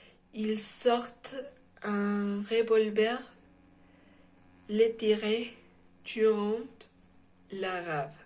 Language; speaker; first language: French; non-native, learner; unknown